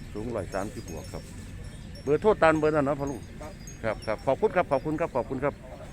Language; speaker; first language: Thai; native; Thai